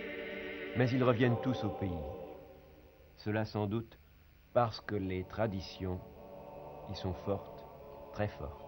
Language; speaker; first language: French; native; French